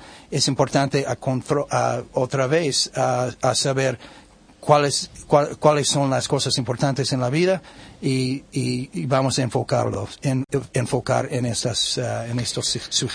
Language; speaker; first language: Spanish; non-native, learner; English